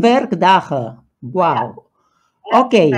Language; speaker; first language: Dutch; non-native, fluent; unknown